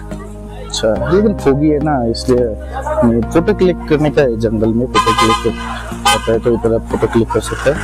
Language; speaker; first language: Hindi; non-native, local second language; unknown